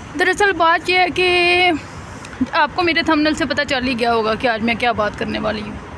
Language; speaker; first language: Urdu; non-native, local second language; Punjabi